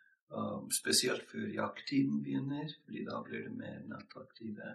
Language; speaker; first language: Norwegian; non-native, fluent; English